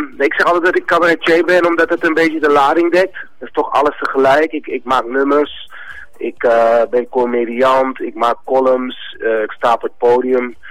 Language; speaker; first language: Dutch; early bilingual, other home language; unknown